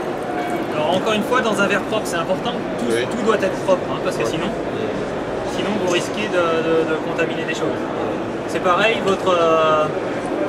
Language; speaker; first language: French; native; French